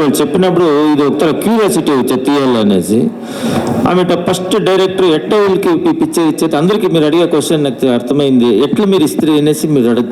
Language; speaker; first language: Telugu; non-native, learner; Kannada